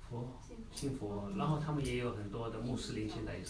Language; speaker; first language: Chinese; native; Chinese